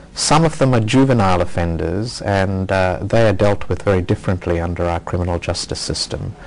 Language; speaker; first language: English; native; English